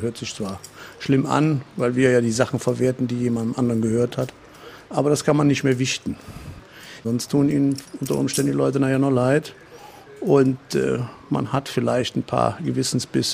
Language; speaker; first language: German; native; German